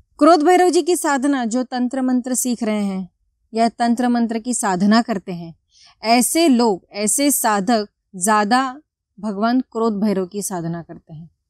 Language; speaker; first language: Hindi; non-native, local second language; Marathi